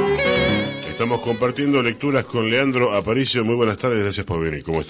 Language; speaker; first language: Spanish; native; Spanish